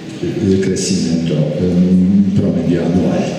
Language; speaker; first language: Spanish; non-native, fluent; Polish